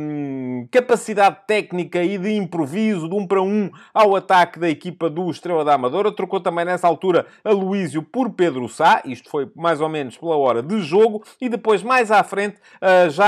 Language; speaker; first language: Portuguese; native; Portuguese